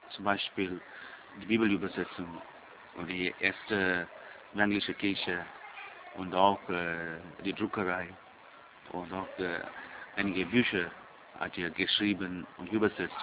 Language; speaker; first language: German; non-native, fluent; Tamil